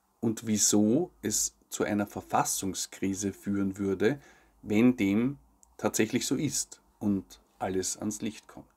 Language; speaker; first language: German; native; German